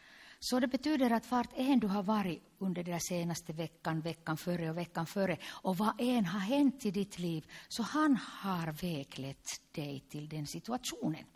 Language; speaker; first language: Swedish; non-native, local second language; Finnish